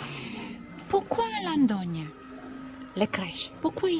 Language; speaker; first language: French; non-native, fluent; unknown